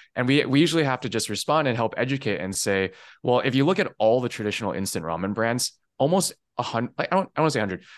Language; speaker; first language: English; early bilingual, other home language; Chinese